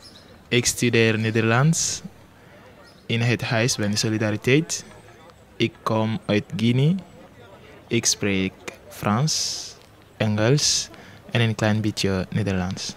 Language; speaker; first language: Dutch; non-native, learner; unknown